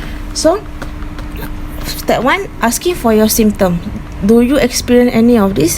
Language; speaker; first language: English; non-native, local second language; Malay